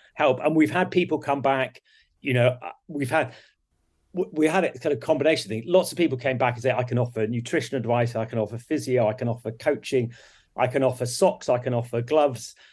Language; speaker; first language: English; native; English